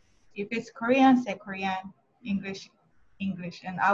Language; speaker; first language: English; non-native, fluent; Korean